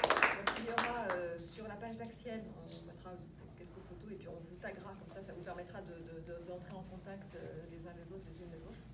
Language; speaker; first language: French; native; French